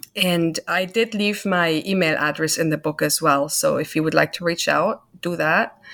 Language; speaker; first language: English; non-native, fluent; German